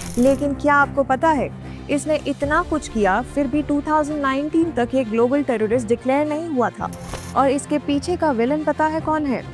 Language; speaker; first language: Hindi; native; Hindi